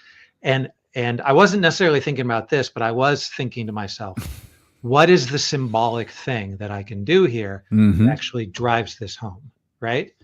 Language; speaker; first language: English; native; English